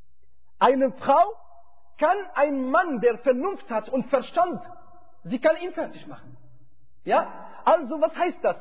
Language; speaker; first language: German; non-native, fluent; Arabic